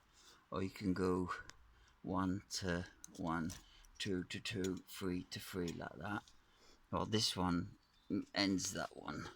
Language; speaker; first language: English; native; English